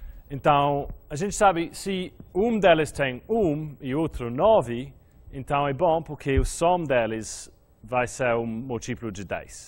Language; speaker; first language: Portuguese; non-native, fluent; English